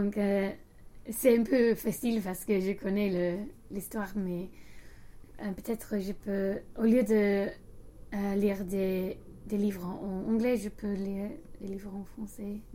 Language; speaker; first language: French; non-native, learner; English